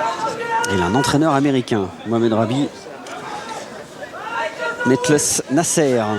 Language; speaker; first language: French; native; French